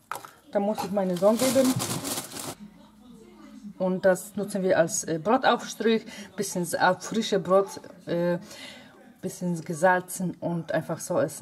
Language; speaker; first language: German; non-native, fluent; Polish